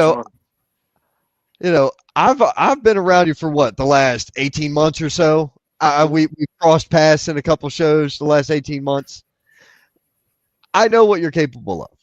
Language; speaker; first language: English; native; English